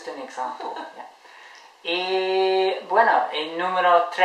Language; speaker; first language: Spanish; non-native, fluent; English